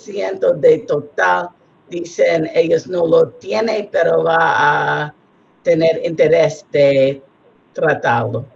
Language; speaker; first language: Spanish; non-native, learner; English